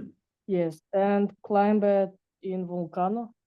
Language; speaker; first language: English; non-native, learner; Russian